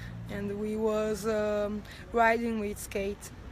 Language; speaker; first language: English; non-native, learner; Portuguese